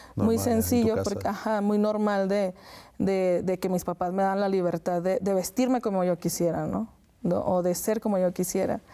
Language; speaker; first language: Spanish; native; Spanish